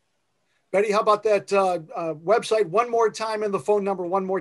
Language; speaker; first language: English; native; English